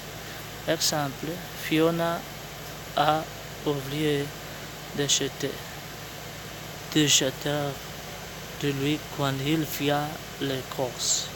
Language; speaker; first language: French; non-native, learner; Spanish